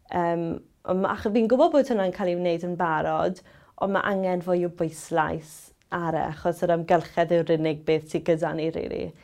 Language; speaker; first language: Welsh; native; Welsh